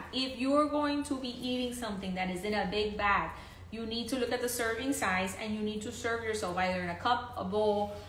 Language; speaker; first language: English; early bilingual, other home language; Spanish